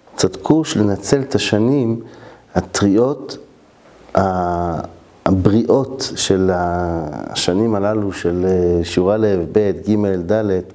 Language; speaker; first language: Hebrew; early bilingual, heritage; French